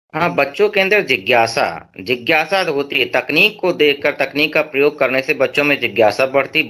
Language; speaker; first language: Hindi; native; Hindi